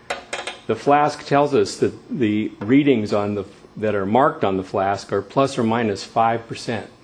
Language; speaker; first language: English; native; English